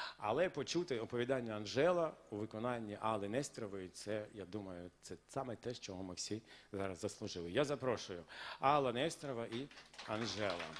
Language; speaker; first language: Ukrainian; non-native, local second language; Russian